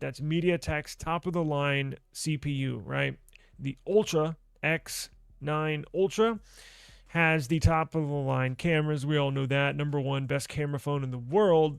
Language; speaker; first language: English; native; English